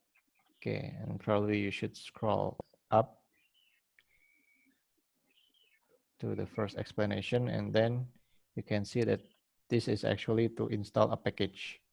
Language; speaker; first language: English; non-native, fluent; Indonesian